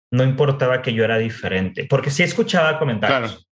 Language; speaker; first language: Spanish; native; Spanish